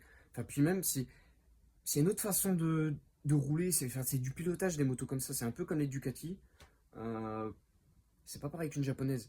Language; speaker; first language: French; native; French